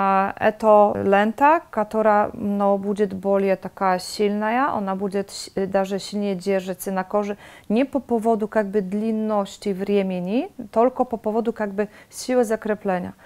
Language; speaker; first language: Russian; non-native, fluent; Polish